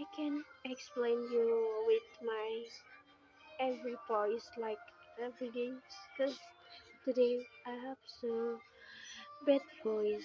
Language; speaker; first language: English; non-native, local second language; Indonesian